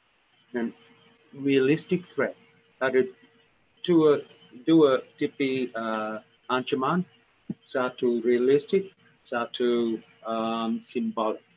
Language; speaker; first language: Indonesian; non-native, fluent; English